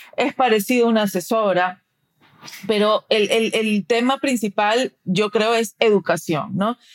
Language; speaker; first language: Spanish; early bilingual, heritage; Spanish